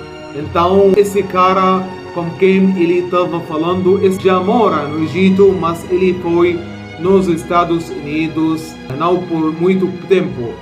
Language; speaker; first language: Portuguese; non-native, fluent; Arabic